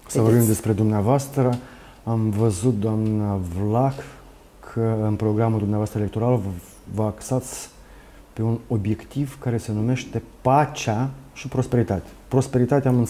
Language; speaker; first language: Romanian; native; Romanian